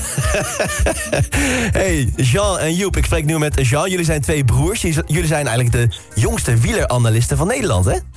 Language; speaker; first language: Dutch; native; Dutch